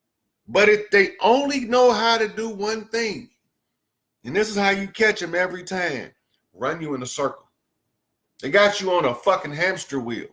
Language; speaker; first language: English; native; English